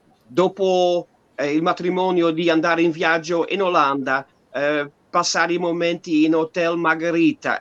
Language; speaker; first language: Italian; non-native, fluent; Dutch